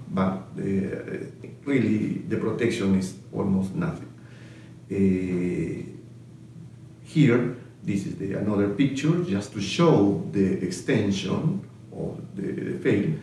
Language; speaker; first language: English; non-native, fluent; Spanish